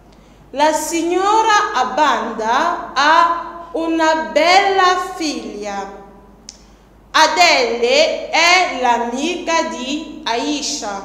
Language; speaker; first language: Italian; non-native, fluent; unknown